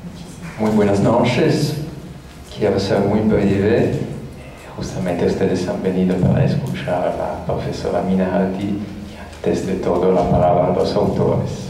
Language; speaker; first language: Spanish; non-native, fluent; Italian